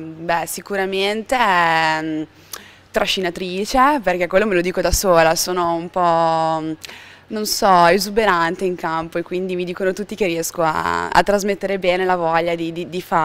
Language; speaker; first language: Italian; native; Italian